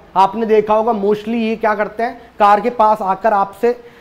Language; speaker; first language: Hindi; native; Hindi